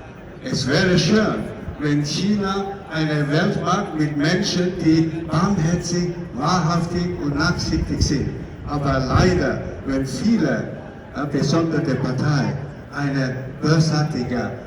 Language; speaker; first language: German; non-native, fluent; Cantonese